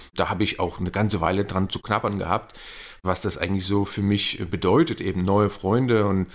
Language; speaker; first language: German; native; German